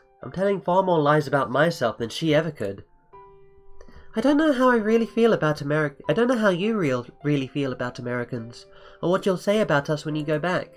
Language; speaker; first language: English; native; English